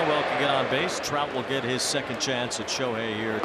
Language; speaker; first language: English; native; English